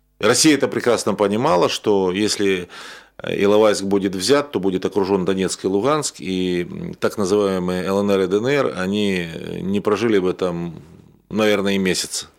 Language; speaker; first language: Russian; native; Russian